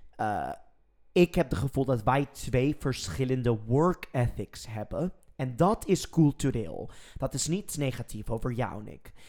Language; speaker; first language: Dutch; non-native, fluent; English